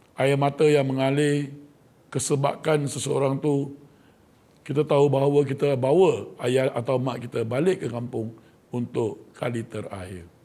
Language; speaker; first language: Malay; non-native, local second language; Chinese